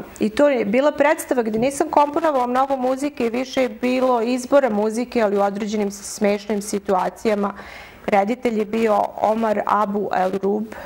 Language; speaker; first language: Serbian; native; Serbian